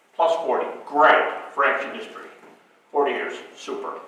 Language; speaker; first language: English; native; English